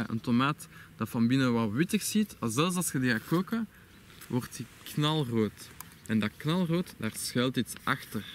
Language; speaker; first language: Dutch; native; Dutch